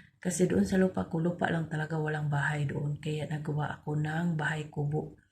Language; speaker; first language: Filipino; non-native, local second language; Cebuano